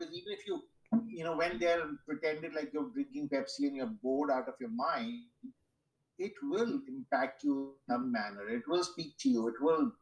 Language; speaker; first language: English; non-native, local second language; Sindhi